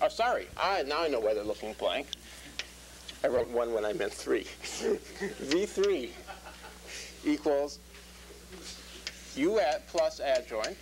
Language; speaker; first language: English; native; English